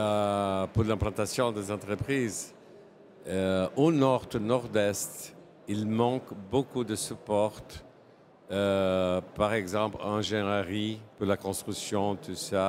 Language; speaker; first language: French; non-native, fluent; Portuguese